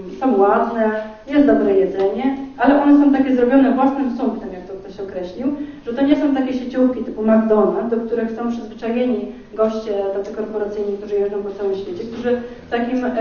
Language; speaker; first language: Polish; native; Polish